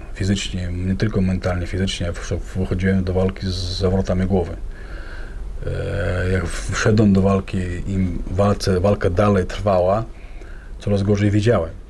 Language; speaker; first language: Polish; non-native, fluent; Chechen